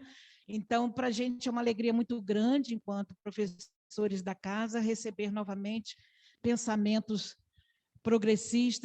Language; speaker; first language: Portuguese; native; Portuguese